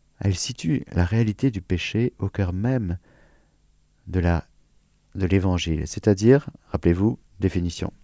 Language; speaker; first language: French; native; French